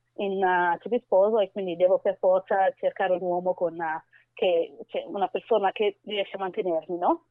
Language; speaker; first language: Italian; non-native, fluent; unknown